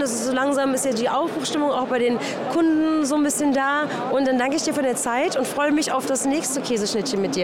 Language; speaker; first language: German; native; German